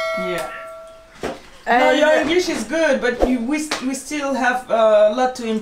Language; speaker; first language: English; non-native, learner; French